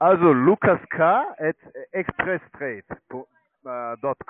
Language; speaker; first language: German; non-native, learner; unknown